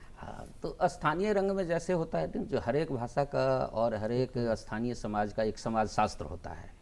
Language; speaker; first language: Hindi; non-native, local second language; Maithili